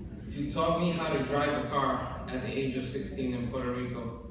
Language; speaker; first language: English; early bilingual, other home language; Spanish